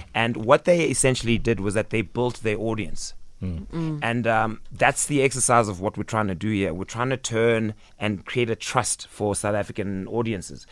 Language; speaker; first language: English; non-native, local second language; Xhosa